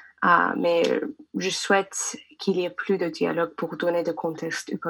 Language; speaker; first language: French; non-native, learner; English